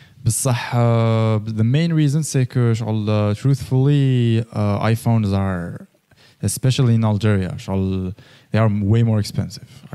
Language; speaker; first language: English; non-native, fluent; Arabic